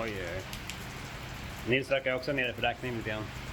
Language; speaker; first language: Swedish; native; Swedish